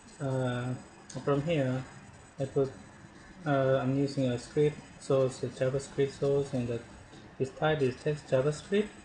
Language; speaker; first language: English; non-native, learner; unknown